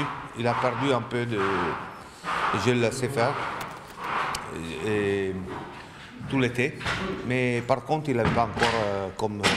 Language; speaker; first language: French; non-native, learner; Italian